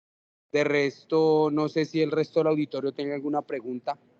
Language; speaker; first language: Spanish; native; Spanish